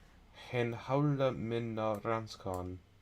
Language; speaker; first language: Finnish; non-native, learner; English